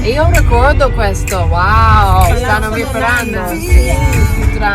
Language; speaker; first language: Italian; non-native, learner; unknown